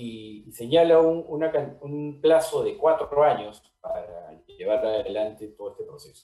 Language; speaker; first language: Spanish; native; Spanish